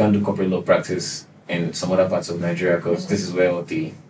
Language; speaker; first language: English; non-native, local second language; Igbo